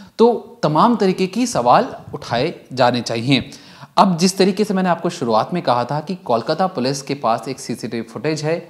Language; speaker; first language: Hindi; native; Hindi